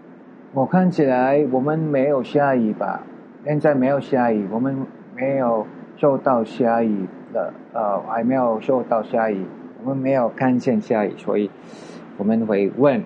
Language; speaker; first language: Chinese; non-native, learner; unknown